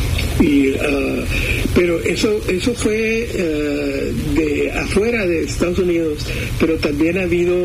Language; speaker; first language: Spanish; early bilingual, heritage; Spanish